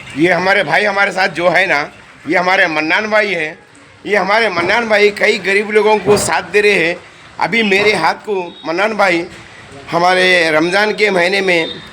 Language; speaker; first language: Hindi; non-native, local second language; Urdu